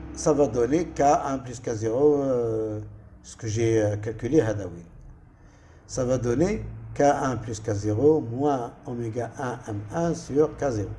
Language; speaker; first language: French; non-native, local second language; Arabic